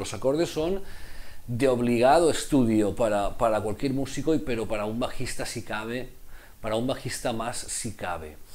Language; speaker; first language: Spanish; native; Spanish